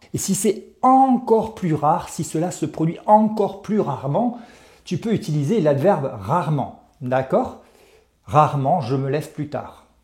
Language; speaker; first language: French; native; French